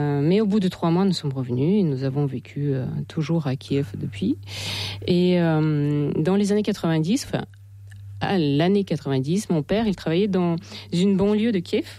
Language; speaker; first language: French; non-native, fluent; Russian